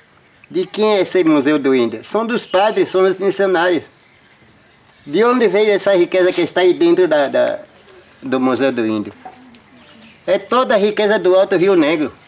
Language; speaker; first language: Portuguese; non-native, local second language; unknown